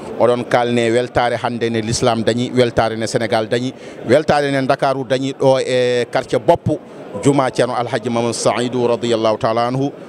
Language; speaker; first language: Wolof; non-native, local second language; Fula